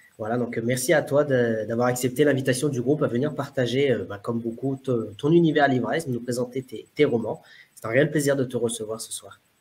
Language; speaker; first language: French; native; French